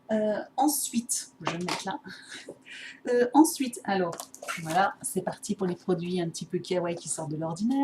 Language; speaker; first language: French; native; French